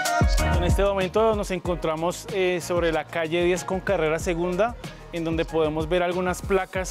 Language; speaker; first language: Spanish; native; Spanish